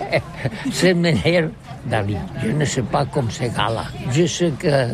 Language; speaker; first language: French; non-native, learner; Catalan